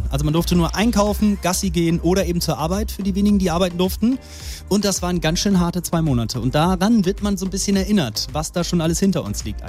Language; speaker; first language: German; native; German